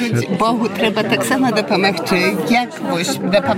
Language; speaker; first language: Polish; non-native, learner; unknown